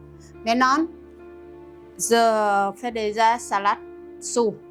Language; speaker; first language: French; non-native, learner; Vietnamese